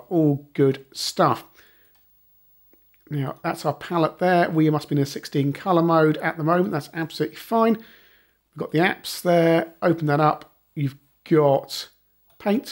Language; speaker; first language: English; native; English